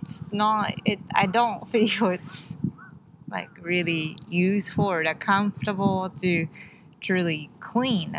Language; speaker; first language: English; non-native, fluent; Japanese